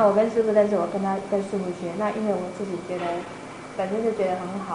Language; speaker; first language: Chinese; native; Chinese